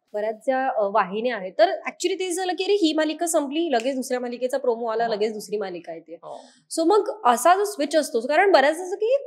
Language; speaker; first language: Marathi; native; Marathi